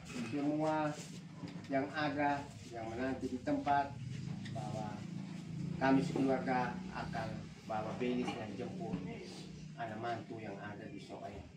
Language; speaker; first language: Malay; non-native, local second language; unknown